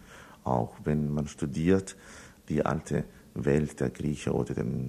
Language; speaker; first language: German; non-native, fluent; Italian